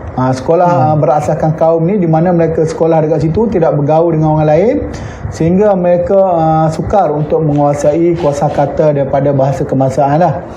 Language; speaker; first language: Malay; native; Malay